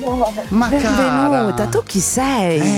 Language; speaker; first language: Italian; native; Italian